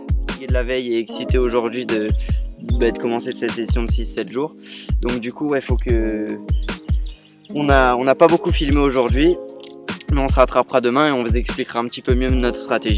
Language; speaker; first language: French; native; French